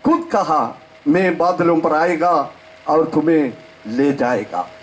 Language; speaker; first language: Hindi; non-native, local second language; Malayalam